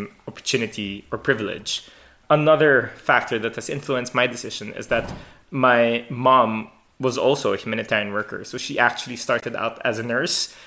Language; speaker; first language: English; non-native, local second language; Hiligaynon